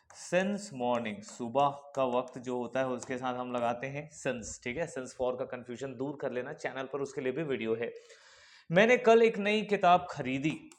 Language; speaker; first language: Hindi; native; Hindi